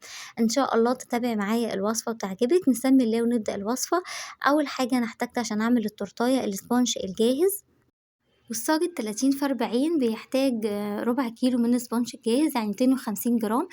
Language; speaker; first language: Arabic; native; Arabic